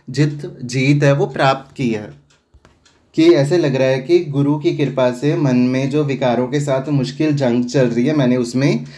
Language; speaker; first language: Hindi; non-native, local second language; Punjabi